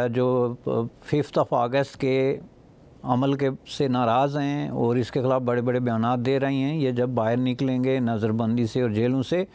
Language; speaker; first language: Urdu; non-native, local second language; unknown